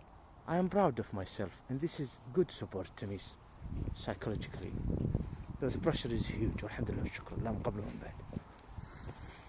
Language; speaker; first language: English; non-native, fluent; Arabic